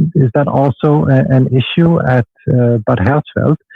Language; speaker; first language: English; non-native, fluent; Swedish